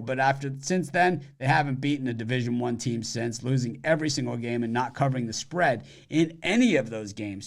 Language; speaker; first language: English; native; English